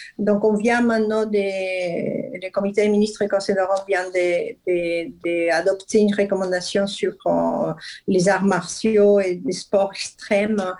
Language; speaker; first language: French; non-native, fluent; Spanish